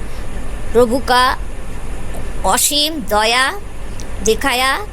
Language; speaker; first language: Hindi; non-native, local second language; Bangla